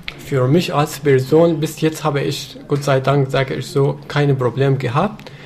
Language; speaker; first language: German; non-native, fluent; Arabic